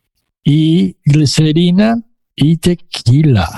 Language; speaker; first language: Spanish; non-native, fluent; English